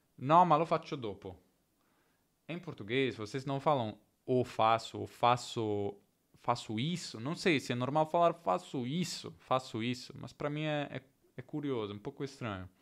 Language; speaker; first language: Portuguese; non-native, learner; Italian